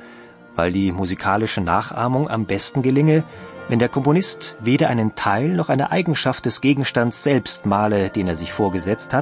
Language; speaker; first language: German; native; German